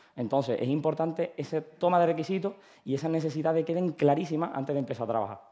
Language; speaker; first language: Spanish; native; Spanish